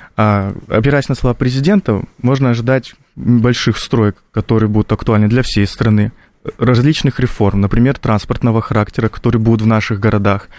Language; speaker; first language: Russian; native; Russian